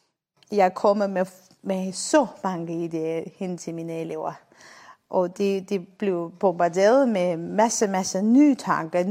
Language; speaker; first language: Danish; non-native, fluent; Armenian